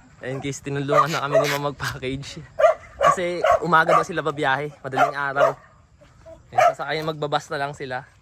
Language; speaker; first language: Filipino; native; Filipino